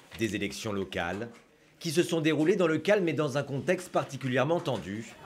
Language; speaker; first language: French; native; French